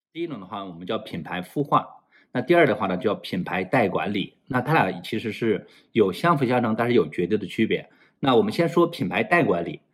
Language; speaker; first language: Chinese; native; Chinese